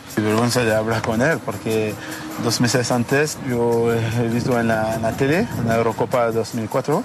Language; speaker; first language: Spanish; non-native, learner; French